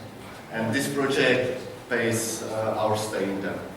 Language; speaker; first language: English; non-native, learner; Czech